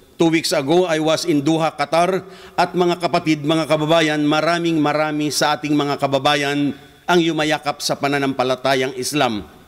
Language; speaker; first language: Filipino; non-native, local second language; Hiligaynon